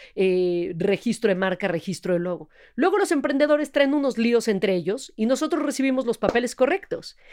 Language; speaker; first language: Spanish; native; Spanish